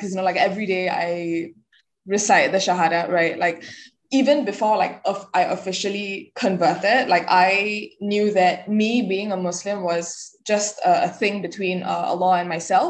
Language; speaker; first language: English; native; English